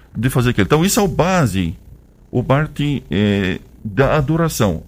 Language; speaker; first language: Portuguese; non-native, learner; Arabic